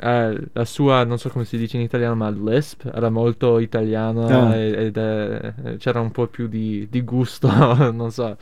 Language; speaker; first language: Italian; early bilingual, heritage; English